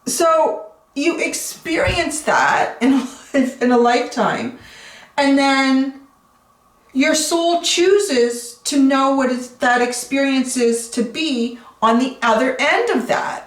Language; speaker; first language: English; native; English